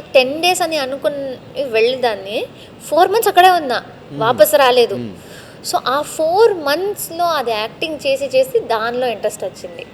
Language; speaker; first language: Telugu; non-native, local second language; Tamil